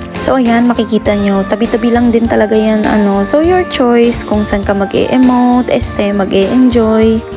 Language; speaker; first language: Filipino; non-native, local second language; Hiligaynon